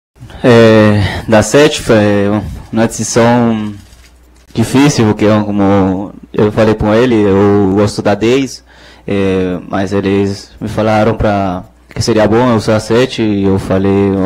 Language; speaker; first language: Portuguese; non-native, learner; Spanish